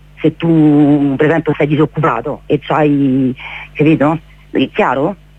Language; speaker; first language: Italian; native; Italian